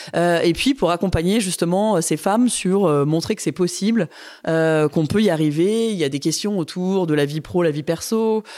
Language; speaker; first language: French; native; French